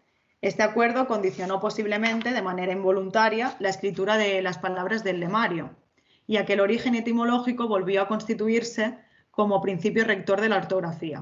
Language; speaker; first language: Spanish; native; Spanish